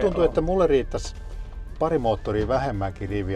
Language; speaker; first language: Finnish; native; Finnish